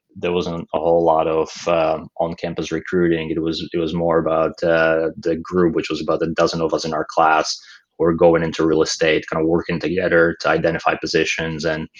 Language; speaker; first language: English; non-native, fluent; Slovak